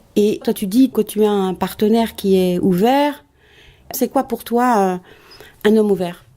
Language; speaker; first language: French; native; French